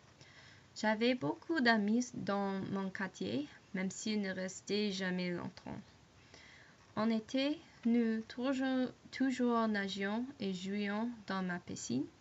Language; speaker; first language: French; non-native, learner; English